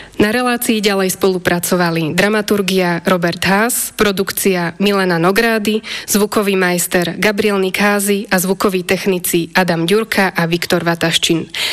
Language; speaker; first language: Slovak; native; Slovak